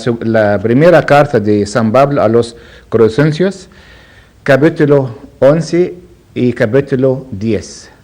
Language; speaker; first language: Spanish; non-native, learner; Arabic